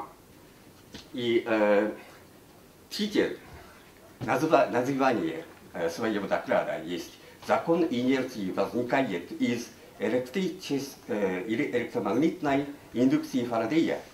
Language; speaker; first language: Russian; non-native, learner; Japanese